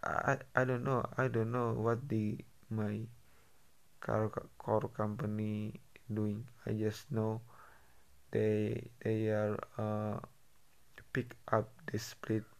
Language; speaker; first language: English; non-native, learner; Indonesian